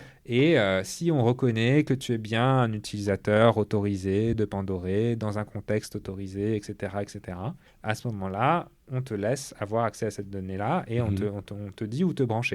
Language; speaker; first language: French; native; French